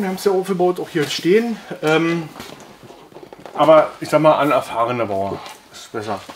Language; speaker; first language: German; native; German